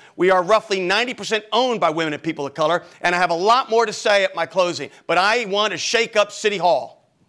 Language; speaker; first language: English; native; English